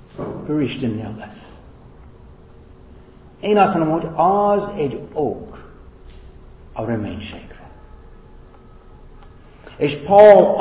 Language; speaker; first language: Hungarian; non-native, fluent; English